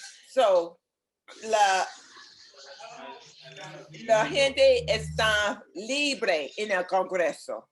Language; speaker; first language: Spanish; non-native, learner; English